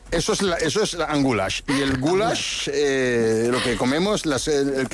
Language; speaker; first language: Spanish; native; Spanish